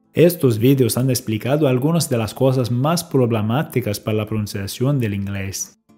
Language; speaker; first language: Spanish; non-native, fluent; English